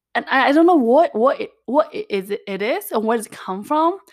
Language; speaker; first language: English; non-native, fluent; Chinese